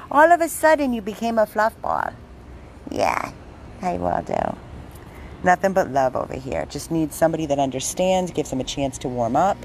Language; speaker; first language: English; native; English